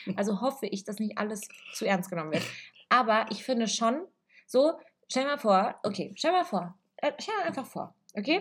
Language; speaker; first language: German; early bilingual, other home language; Italian